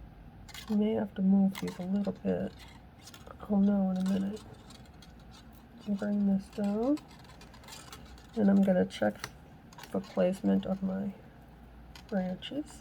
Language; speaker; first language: English; native; English